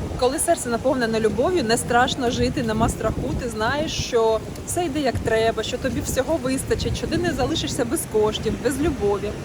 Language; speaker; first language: Ukrainian; non-native, local second language; Russian